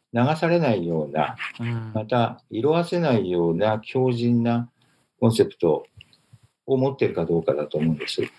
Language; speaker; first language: Japanese; native; Japanese